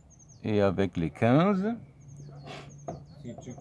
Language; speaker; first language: French; non-native, fluent; German